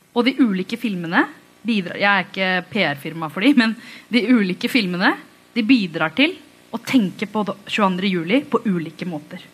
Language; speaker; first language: Norwegian; early bilingual, other home language; Tamil